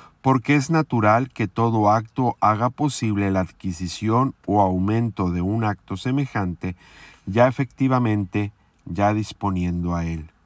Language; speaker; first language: Spanish; native; Spanish